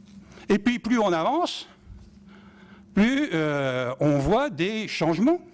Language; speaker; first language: French; native; French